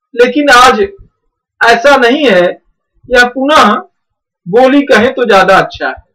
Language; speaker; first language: Hindi; native; Hindi